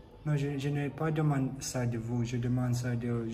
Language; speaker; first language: French; non-native, learner; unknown